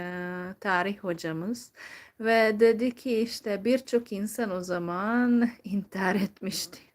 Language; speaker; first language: Turkish; non-native, fluent; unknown